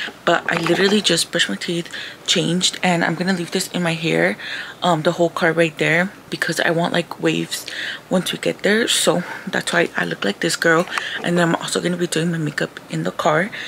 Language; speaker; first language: English; early bilingual, other home language; Spanish